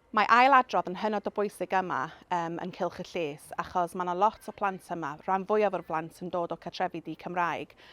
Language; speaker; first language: Welsh; non-native, local second language; English